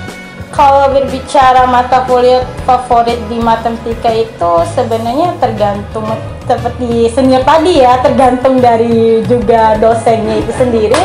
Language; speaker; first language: Indonesian; non-native, local second language; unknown